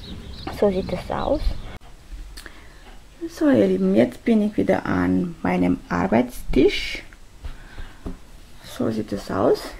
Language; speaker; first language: German; non-native, fluent; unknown